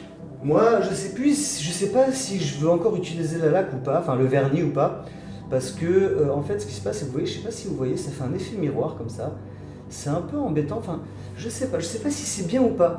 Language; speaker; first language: French; native; French